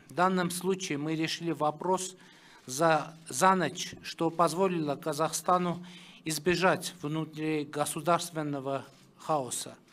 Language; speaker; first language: Russian; non-native, local second language; Armenian